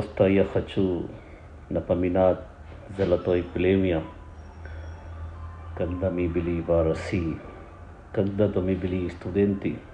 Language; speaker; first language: Russian; non-native, learner; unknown